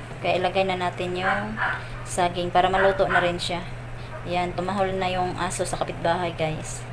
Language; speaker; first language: Filipino; non-native, local second language; Cebuano